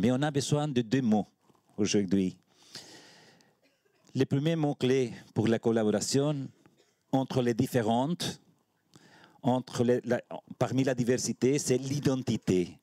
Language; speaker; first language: French; non-native, learner; Spanish